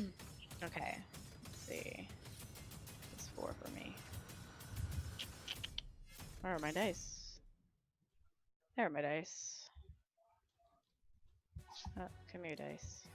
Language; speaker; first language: English; native; English